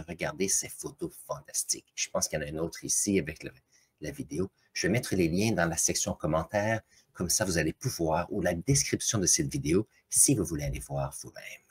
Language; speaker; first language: French; native; French